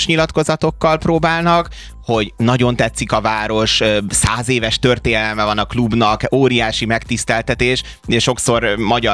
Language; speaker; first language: Hungarian; native; Hungarian